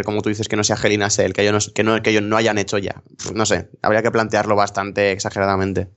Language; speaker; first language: Spanish; native; Spanish